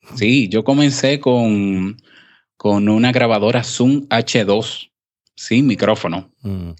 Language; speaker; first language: Spanish; native; Spanish